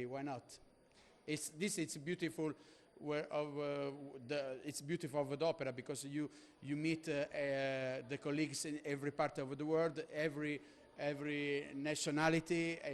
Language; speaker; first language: English; non-native, learner; Italian